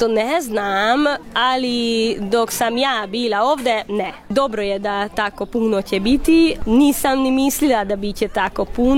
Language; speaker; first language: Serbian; non-native, local second language; Hungarian